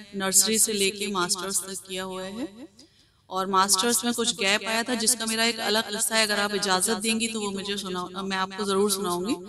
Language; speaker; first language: Hindi; native; Hindi